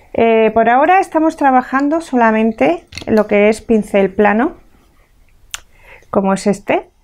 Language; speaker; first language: Spanish; native; Spanish